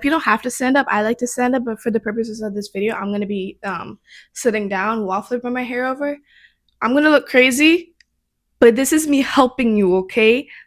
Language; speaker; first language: English; native; English